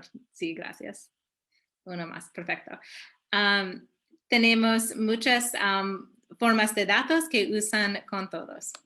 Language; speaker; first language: Spanish; early bilingual, heritage; Spanish